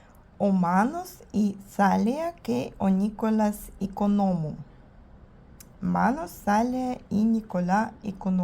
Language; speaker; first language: Greek; non-native, learner; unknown